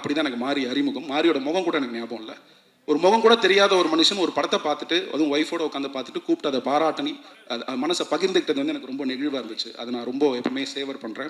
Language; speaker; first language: Tamil; native; Tamil